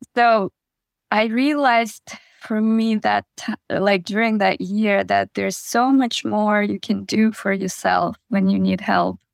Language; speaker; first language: English; non-native, fluent; Russian